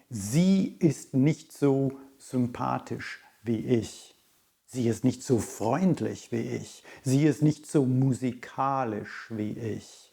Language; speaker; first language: German; non-native, fluent; English